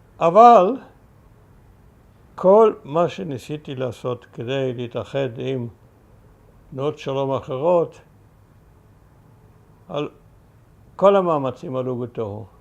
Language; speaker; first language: Hebrew; early bilingual, other home language; German